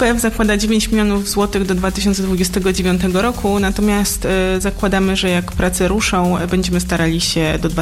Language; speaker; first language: Polish; native; Polish